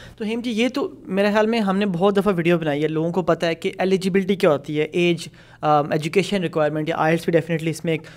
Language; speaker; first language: Urdu; native; Urdu